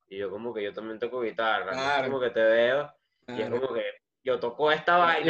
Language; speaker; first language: Spanish; native; Spanish